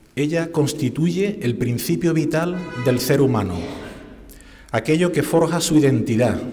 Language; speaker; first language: Spanish; native; Spanish